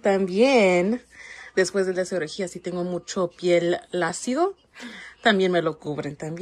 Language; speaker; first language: Spanish; early bilingual, heritage; Spanish